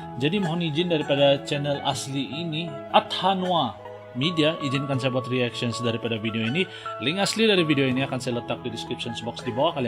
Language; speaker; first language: Malay; native; Malay